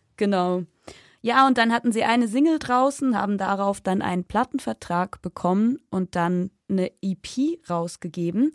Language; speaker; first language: German; native; German